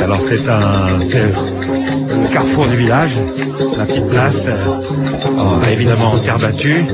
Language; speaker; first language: French; native; French